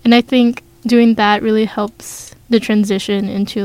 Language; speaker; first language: English; non-native, local second language; Filipino